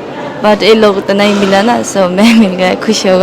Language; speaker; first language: Hindi; non-native, learner; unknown